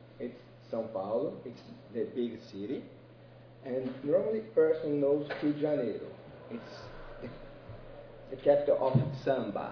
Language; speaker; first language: English; non-native, learner; Portuguese